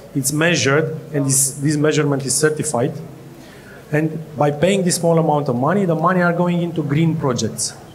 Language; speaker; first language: English; non-native, fluent; Romanian